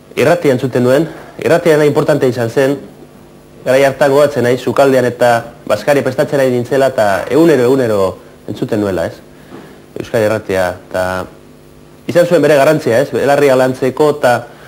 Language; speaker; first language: Basque; non-native, local second language; Spanish